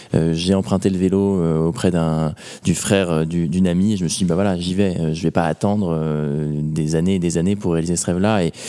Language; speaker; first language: French; native; French